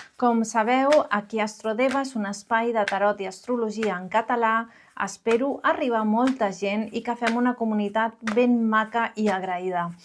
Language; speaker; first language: Catalan; non-native, local second language; Spanish